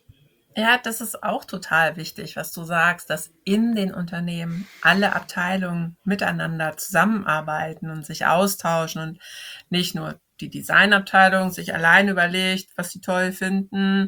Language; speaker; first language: German; native; German